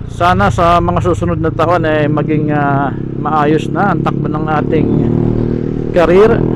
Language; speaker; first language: Filipino; native; Filipino